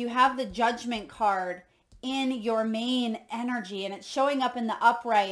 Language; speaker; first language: English; native; English